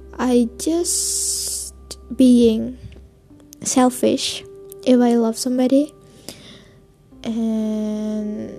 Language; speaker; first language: English; non-native, learner; Indonesian